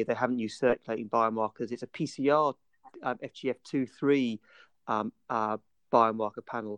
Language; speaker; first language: English; native; English